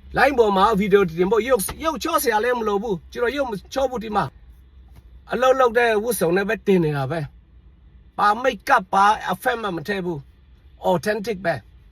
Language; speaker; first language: Burmese; non-native, local second language; Shan